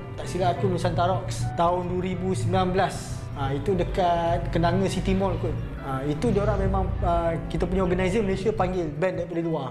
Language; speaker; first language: Malay; native; Malay